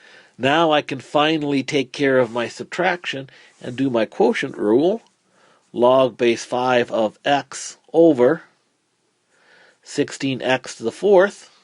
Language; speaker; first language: English; native; English